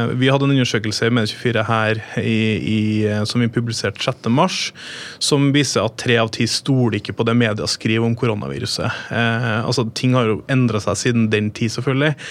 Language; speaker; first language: Norwegian; native; Norwegian